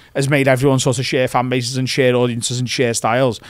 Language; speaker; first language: English; native; English